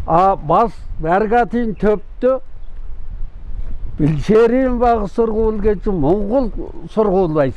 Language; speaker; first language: Mongolian; non-native, local second language; Kazakh